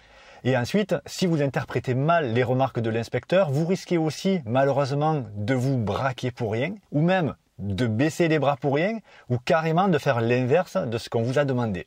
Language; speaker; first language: French; native; French